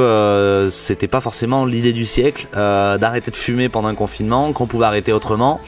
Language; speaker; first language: French; native; French